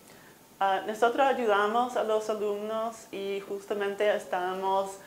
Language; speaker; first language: Spanish; non-native, fluent; English